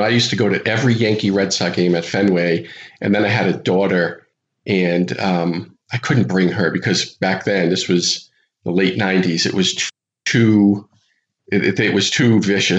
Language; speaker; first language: English; native; English